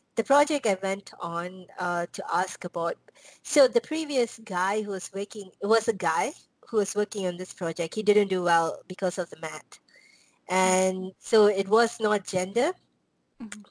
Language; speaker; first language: English; non-native, local second language; Tamil